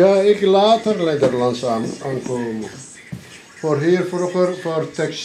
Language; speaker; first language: Dutch; non-native, learner; Turkish